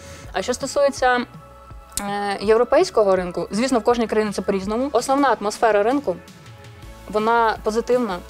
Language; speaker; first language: Ukrainian; native; Ukrainian